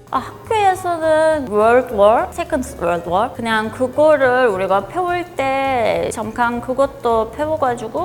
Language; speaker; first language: Korean; non-native, fluent; Turkish